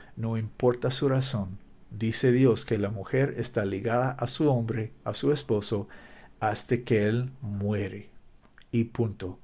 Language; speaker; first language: Spanish; non-native, learner; English